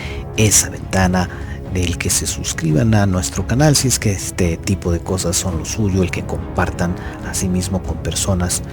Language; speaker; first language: Spanish; native; Spanish